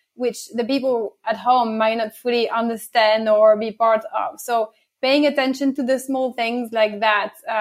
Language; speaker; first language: English; non-native, fluent; French